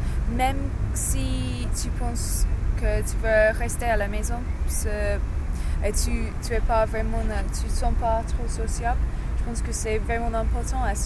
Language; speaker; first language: French; non-native, learner; English